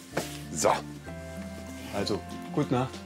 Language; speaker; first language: German; native; German